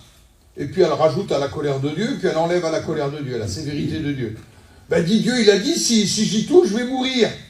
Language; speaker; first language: French; native; French